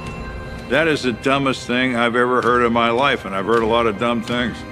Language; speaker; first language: English; native; English